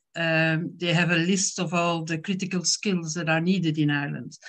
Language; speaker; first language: English; non-native, fluent; French